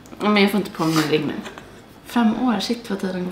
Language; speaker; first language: Swedish; native; Swedish